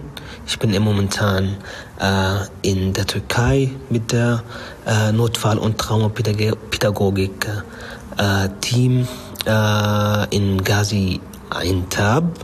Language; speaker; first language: German; non-native, learner; Arabic